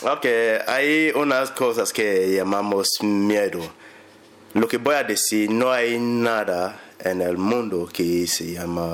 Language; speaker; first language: Spanish; non-native, learner; English